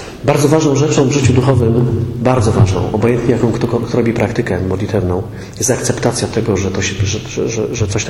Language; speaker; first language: Polish; native; Polish